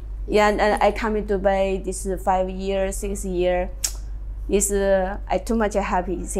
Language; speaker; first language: English; non-native, learner; Chinese